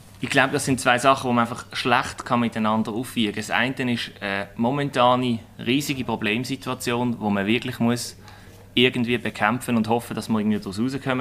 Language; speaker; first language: German; native; German